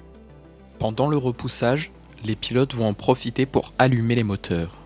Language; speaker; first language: French; native; French